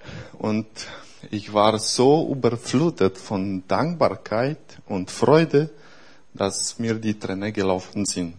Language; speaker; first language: German; non-native, fluent; Romanian